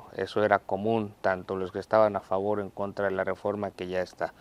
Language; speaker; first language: Spanish; native; Spanish